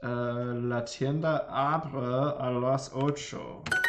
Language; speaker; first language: Spanish; non-native, learner; English